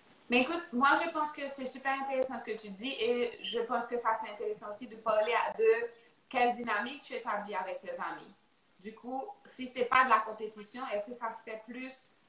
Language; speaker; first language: French; native; French